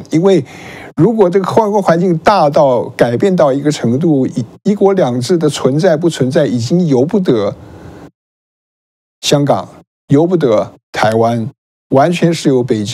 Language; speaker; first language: Chinese; native; Chinese